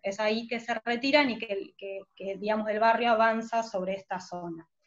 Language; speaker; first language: Spanish; native; Spanish